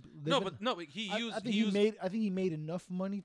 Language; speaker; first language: English; native; English